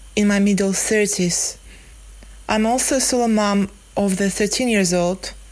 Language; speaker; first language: English; non-native, fluent; Russian